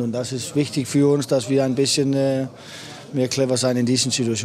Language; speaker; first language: German; non-native, learner; Danish